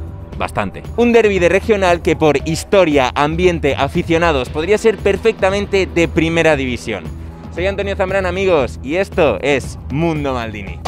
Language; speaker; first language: Spanish; native; Spanish